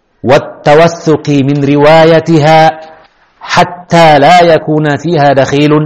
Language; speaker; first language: Arabic; non-native, fluent; Indonesian